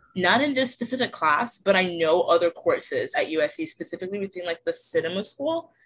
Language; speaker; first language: English; native; English